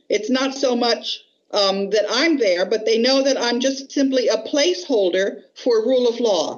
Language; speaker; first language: English; native; English